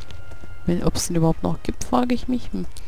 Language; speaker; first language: German; native; German